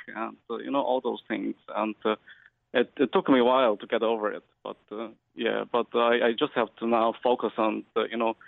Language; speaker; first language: English; non-native, fluent; Chinese